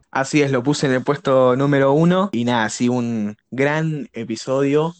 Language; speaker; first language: Spanish; native; Spanish